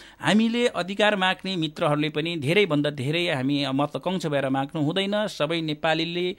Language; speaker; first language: Nepali; non-native, local second language; Eastern Tamang